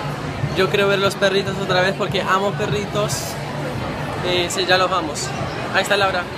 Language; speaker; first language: Spanish; non-native, learner; English